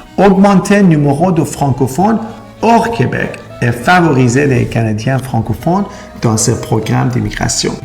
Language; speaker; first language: French; non-native, fluent; Persian